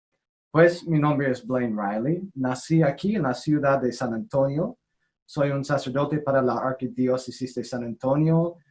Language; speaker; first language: Spanish; non-native, learner; English